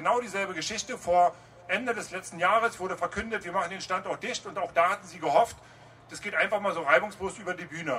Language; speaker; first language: German; native; German